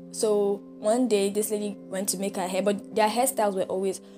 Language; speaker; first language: English; non-native, local second language; Yoruba